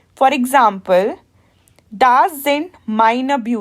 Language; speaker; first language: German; non-native, fluent; Hindi